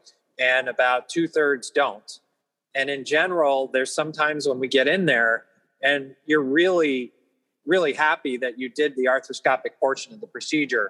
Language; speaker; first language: English; native; English